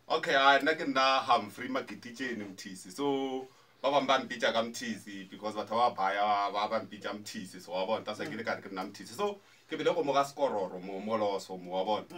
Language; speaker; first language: Northern Sotho; non-native, local second language; Zulu